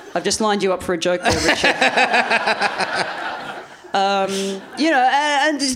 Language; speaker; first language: English; native; English